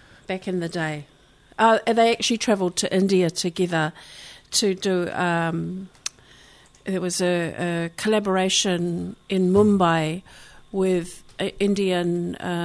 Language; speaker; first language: English; native; English